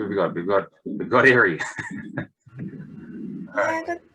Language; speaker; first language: English; non-native, fluent; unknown